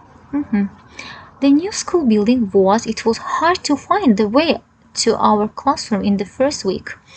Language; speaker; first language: English; non-native, fluent; Azerbaijani